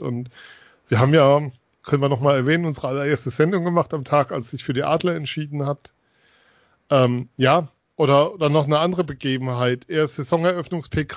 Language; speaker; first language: German; native; German